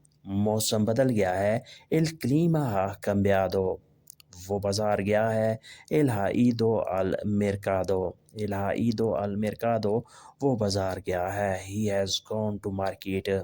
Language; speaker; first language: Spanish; non-native, learner; Urdu